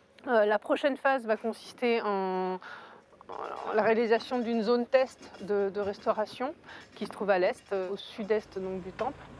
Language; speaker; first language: French; native; French